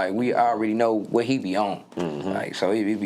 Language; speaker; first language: English; native; English